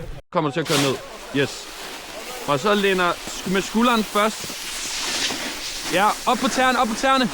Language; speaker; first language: Danish; native; Danish